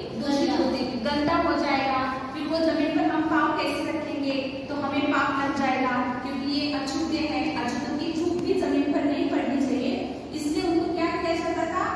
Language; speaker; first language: Hindi; non-native, local second language; Marathi